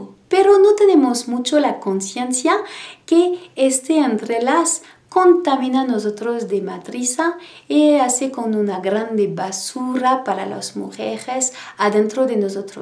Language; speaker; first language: Spanish; non-native, learner; French